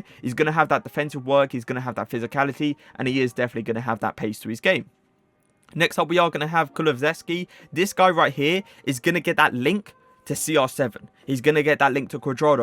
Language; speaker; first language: English; native; English